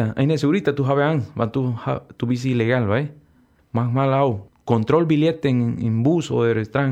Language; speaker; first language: German; non-native, learner; Spanish